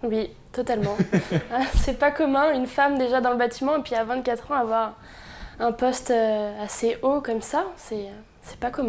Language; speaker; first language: French; native; French